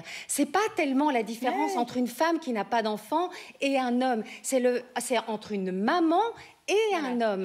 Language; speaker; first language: French; native; French